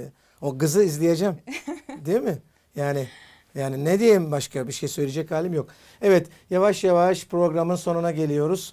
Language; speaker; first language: Turkish; native; Turkish